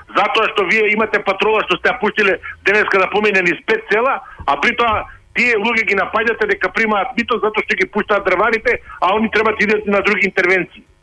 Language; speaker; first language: Macedonian; native; Macedonian